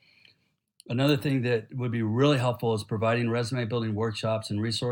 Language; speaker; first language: English; native; English